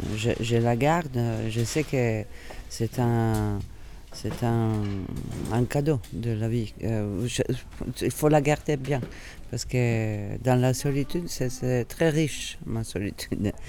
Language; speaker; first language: French; non-native, fluent; Italian